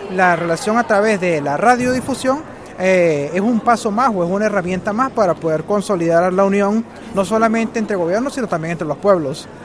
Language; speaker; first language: Spanish; native; Spanish